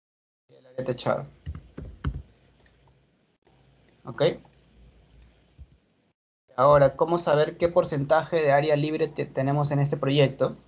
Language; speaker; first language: Spanish; native; Spanish